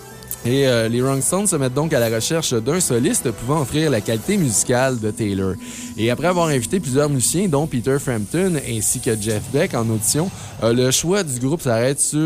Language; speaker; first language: French; native; French